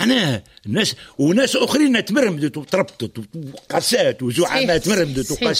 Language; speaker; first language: Arabic; native; Arabic